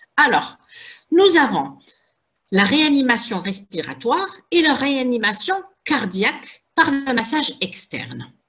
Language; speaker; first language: French; non-native, local second language; Arabic